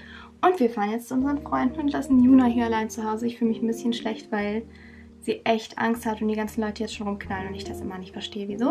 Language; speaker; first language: German; native; German